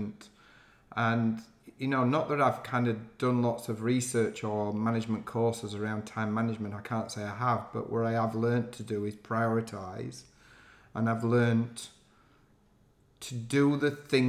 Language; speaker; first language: English; native; English